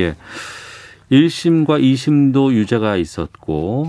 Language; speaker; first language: Korean; native; Korean